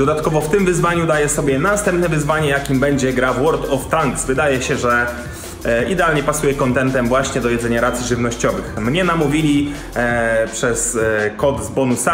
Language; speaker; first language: Polish; native; Polish